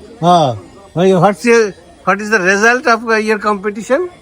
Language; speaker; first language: English; non-native, learner; Bangla